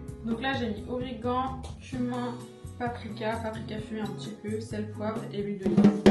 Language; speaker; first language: French; native; French